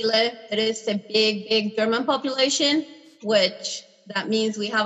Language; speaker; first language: English; non-native, fluent; Spanish